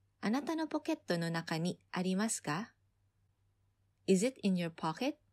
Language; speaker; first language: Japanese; non-native, fluent; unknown